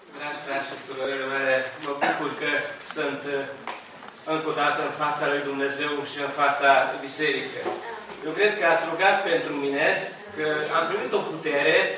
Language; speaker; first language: Romanian; non-native, learner; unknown